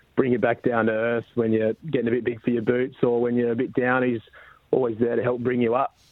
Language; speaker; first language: English; native; English